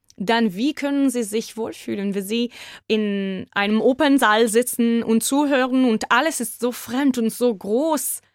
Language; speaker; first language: German; non-native, fluent; Hebrew